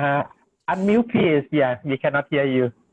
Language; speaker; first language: English; non-native, learner; Thai